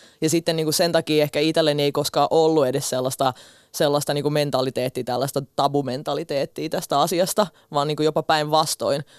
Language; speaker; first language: Finnish; early bilingual, other home language; Russian